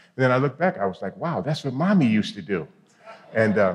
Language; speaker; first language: English; native; English